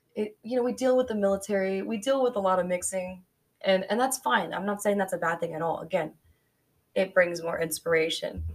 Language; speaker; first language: English; native; English